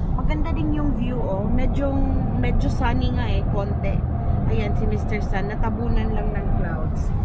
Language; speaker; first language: Filipino; non-native, local second language; Cebuano